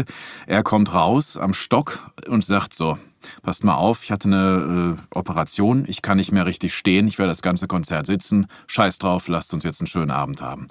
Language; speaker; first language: German; native; German